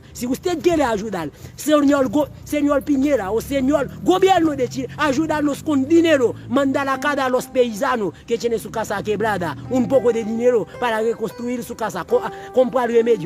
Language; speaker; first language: Spanish; non-native, learner; Haitian Creole